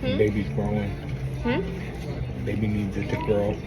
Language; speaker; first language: English; native; English